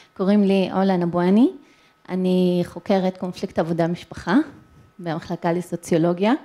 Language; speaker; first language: Hebrew; non-native, local second language; Arabic